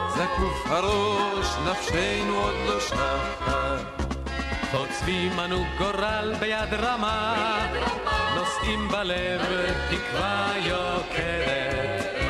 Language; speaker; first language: Hebrew; non-native, fluent; French